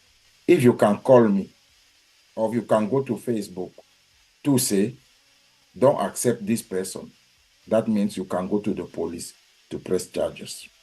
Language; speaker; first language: English; non-native, learner; French